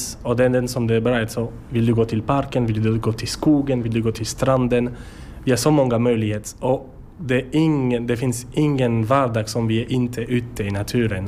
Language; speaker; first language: Swedish; non-native, learner; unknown